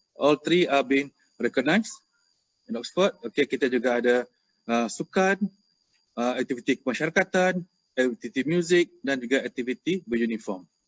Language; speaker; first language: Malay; native; Malay